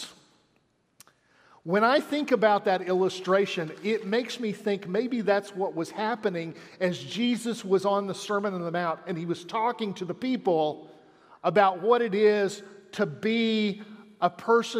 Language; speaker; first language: English; native; English